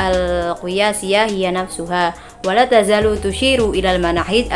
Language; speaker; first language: Arabic; non-native, learner; Indonesian